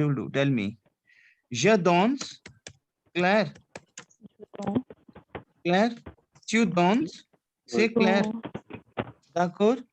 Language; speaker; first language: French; non-native, fluent; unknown